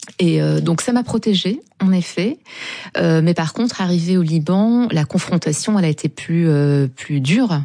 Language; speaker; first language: French; non-native, local second language; Arabic